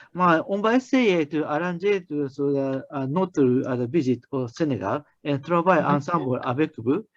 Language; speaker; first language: French; non-native, learner; Japanese